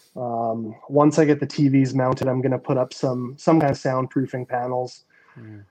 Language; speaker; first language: English; native; English